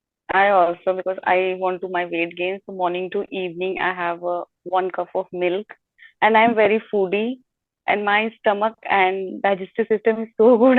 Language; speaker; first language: English; non-native, learner; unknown